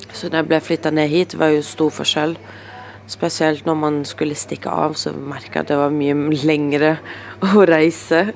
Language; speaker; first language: Norwegian; early bilingual, other home language; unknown